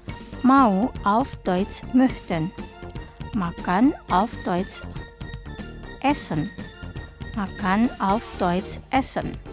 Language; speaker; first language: German; non-native, fluent; Indonesian